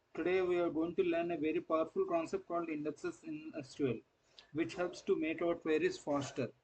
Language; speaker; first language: English; non-native, local second language; Telugu